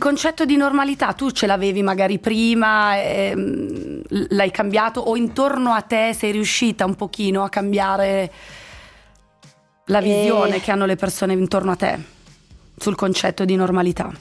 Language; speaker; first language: Italian; native; Italian